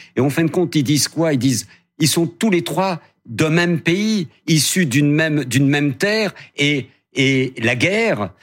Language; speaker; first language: French; native; French